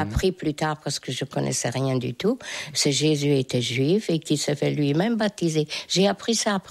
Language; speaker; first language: French; non-native, fluent; Hungarian